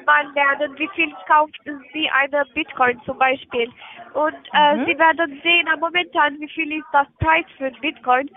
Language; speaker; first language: German; non-native, learner; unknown